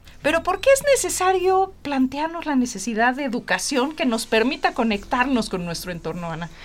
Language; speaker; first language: Spanish; native; Spanish